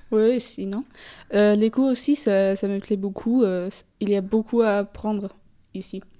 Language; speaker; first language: French; non-native, fluent; German